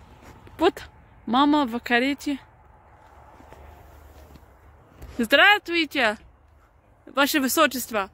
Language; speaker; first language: Russian; non-native, learner; English